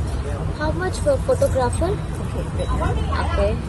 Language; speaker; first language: English; non-native, local second language; Telugu